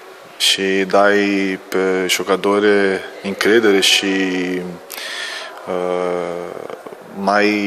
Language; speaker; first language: Romanian; non-native, learner; Portuguese